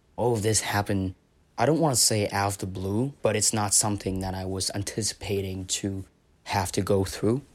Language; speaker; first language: English; non-native, fluent; Vietnamese